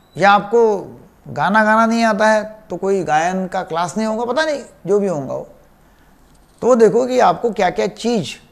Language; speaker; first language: Hindi; non-native, local second language; Marathi